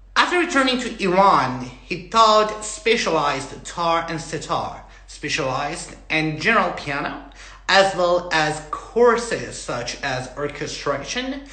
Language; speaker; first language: English; non-native, fluent; Persian